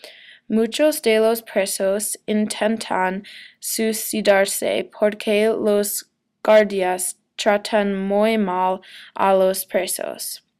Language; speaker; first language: Spanish; non-native, learner; English